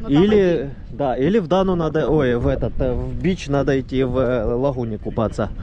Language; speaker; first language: Russian; native; Russian